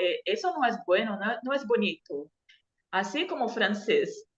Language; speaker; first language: Spanish; non-native, learner; Portuguese